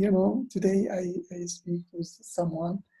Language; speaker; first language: English; non-native, learner; Arabic